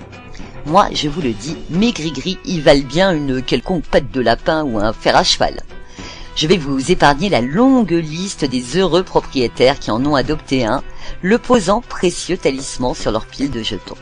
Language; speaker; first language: French; native; French